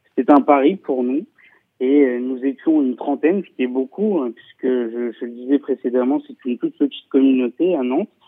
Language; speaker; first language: French; native; French